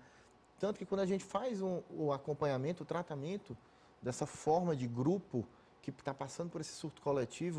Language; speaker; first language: Portuguese; native; Portuguese